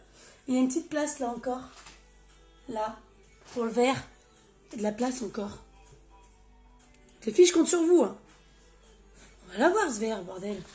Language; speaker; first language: French; native; French